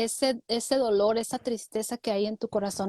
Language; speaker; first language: Spanish; native; Spanish